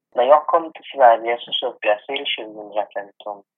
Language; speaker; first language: Swedish; non-native, fluent; Persian